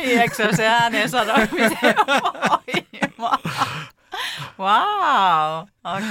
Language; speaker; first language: Finnish; native; Finnish